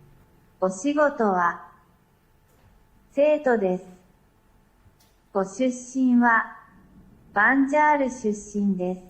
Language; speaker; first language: Japanese; non-native, learner; Indonesian